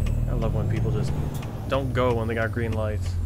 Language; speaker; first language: English; native; English